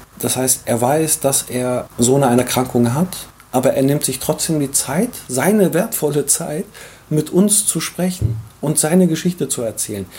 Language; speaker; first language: German; early bilingual, other home language; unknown